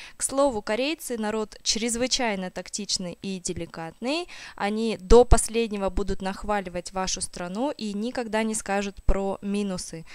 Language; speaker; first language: Russian; native; Russian